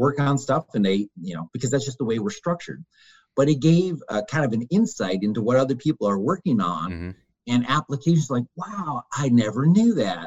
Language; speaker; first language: English; native; English